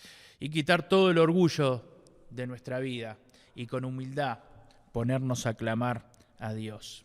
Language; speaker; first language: Spanish; native; Spanish